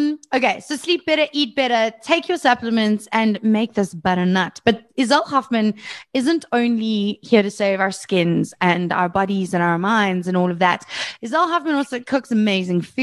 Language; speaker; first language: English; native; English